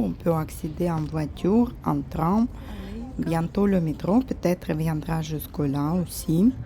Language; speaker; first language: French; non-native, fluent; Russian